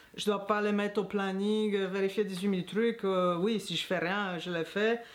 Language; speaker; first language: French; non-native, fluent; Polish